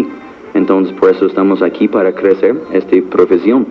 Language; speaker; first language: Spanish; non-native, learner; English